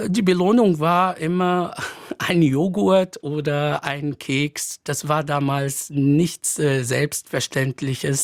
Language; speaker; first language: German; non-native, fluent; Arabic